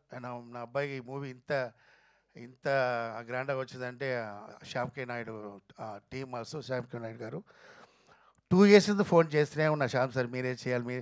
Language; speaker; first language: Telugu; non-native, fluent; Tamil